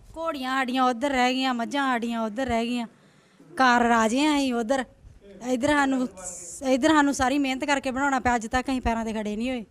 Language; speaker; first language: Punjabi; native; Punjabi